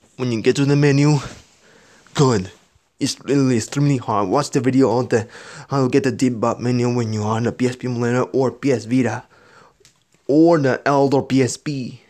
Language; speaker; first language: English; non-native, learner; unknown